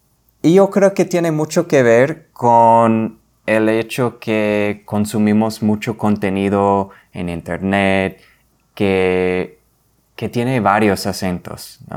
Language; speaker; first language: Spanish; non-native, fluent; English